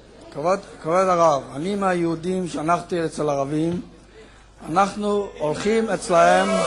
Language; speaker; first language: Hebrew; non-native, fluent; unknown